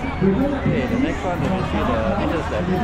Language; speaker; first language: English; non-native, local second language; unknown